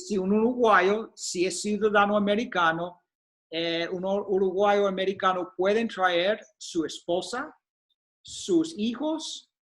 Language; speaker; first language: Spanish; non-native, fluent; English